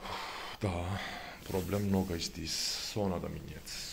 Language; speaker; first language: Russian; non-native, learner; Turkish